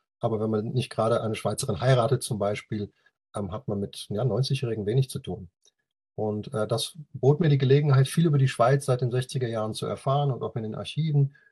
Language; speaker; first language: German; native; German